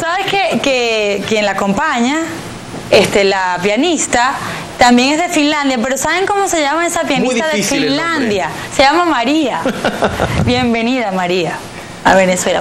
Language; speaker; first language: Spanish; native; Spanish